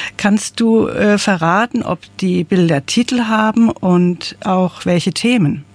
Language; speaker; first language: German; native; German